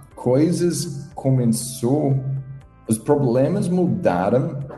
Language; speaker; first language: Portuguese; non-native, fluent; English